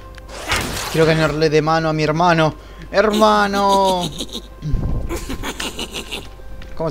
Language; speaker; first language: Spanish; native; Spanish